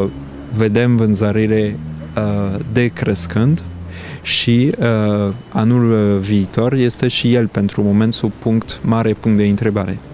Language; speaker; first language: Romanian; non-native, fluent; French